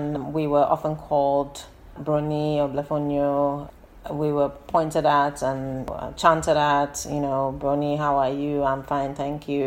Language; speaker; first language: English; native; English